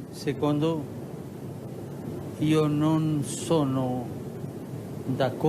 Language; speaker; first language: Italian; non-native, fluent; Spanish